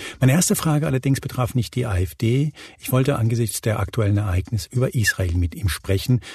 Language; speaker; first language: German; early bilingual, other home language; Spanish